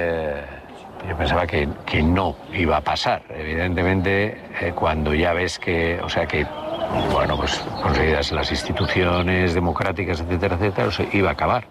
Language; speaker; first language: Spanish; native; Spanish